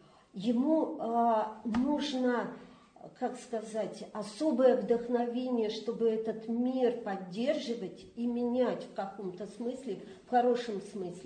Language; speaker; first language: Russian; native; Russian